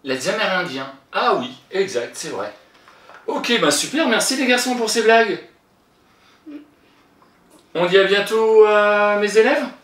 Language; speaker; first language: French; native; French